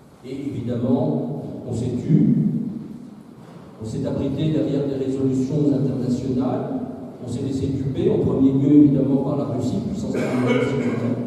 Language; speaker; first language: French; native; French